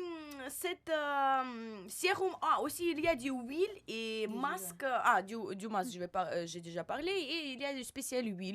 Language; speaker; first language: French; non-native, learner; Russian